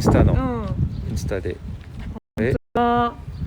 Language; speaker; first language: Japanese; non-native, fluent; French